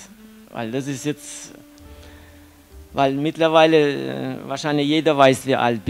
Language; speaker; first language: German; non-native, fluent; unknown